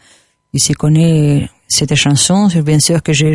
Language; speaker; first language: French; non-native, learner; Spanish